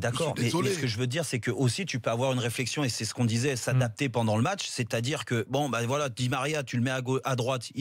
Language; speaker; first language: French; native; French